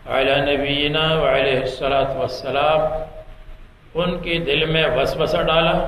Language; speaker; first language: Urdu; non-native, local second language; Pashto